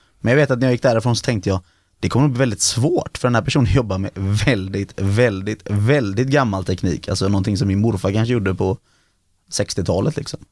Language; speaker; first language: Swedish; native; Swedish